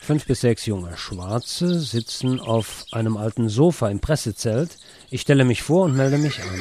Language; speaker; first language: German; native; German